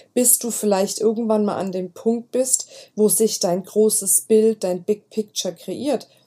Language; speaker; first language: German; native; German